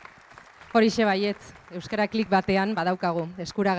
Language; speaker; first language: Basque; native; Basque